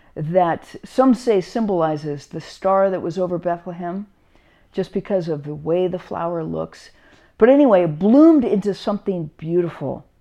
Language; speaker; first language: English; native; English